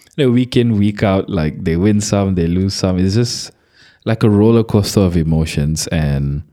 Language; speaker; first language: English; non-native, local second language; Malay